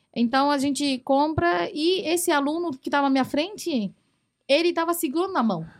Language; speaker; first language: Portuguese; early bilingual, other home language; Chinese